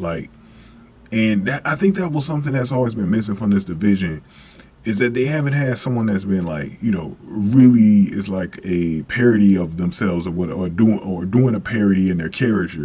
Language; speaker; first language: English; native; English